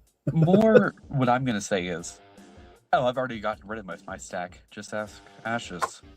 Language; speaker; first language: English; native; English